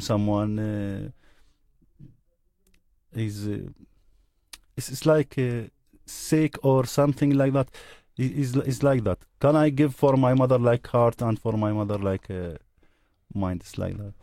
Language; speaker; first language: English; non-native, learner; Arabic